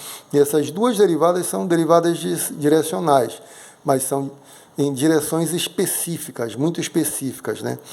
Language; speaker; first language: Portuguese; native; Portuguese